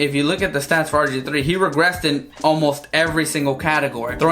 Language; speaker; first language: English; native; English